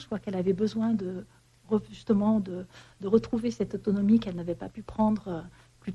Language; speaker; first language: French; native; French